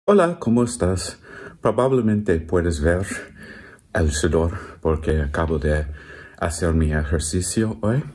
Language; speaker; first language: Spanish; non-native, learner; English